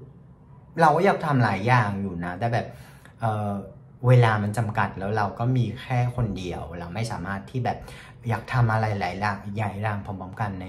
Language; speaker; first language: Thai; non-native, fluent; Vietnamese